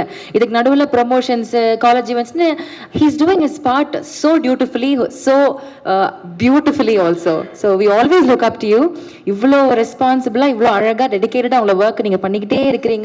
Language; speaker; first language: Tamil; native; Tamil